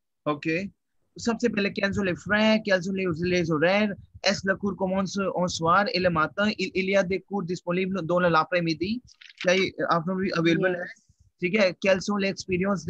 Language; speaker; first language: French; non-native, fluent; Hindi